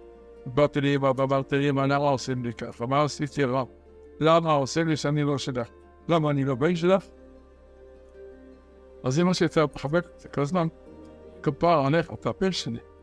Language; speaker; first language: Hebrew; early bilingual, other home language; Arabic